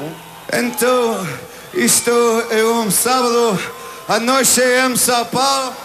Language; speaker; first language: Portuguese; non-native, learner; English